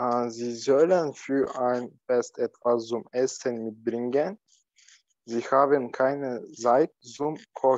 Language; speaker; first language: German; non-native, learner; Turkish